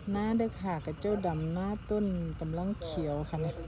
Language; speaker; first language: Thai; native; Thai